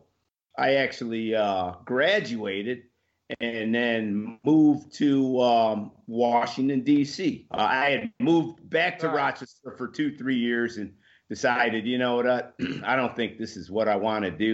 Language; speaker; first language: English; native; English